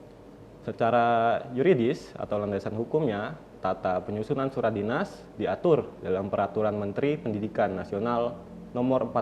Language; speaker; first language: Indonesian; native; Indonesian